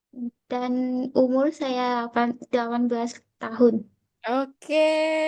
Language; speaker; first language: Indonesian; non-native, learner; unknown